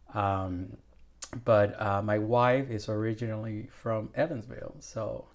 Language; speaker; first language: English; non-native, fluent; Spanish